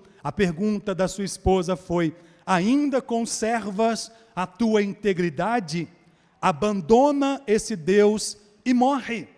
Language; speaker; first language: Portuguese; native; Portuguese